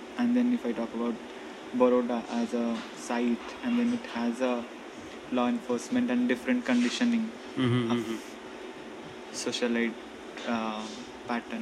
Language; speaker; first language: English; non-native, local second language; Odia